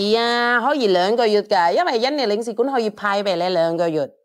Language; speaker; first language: Cantonese; non-native, fluent; Indonesian